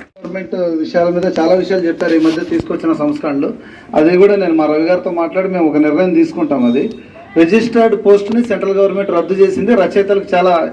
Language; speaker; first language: Telugu; native; Telugu